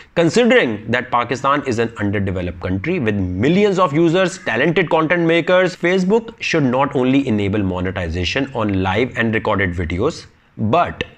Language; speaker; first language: English; non-native, local second language; Urdu